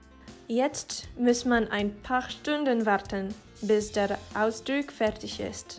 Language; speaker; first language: German; non-native, learner; Polish